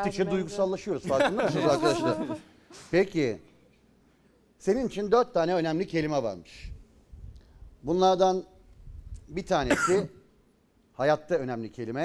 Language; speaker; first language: Turkish; native; Turkish